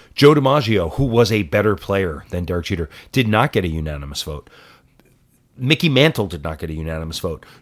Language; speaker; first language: English; native; English